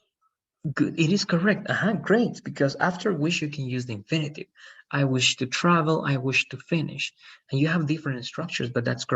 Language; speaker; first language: English; non-native, fluent; Spanish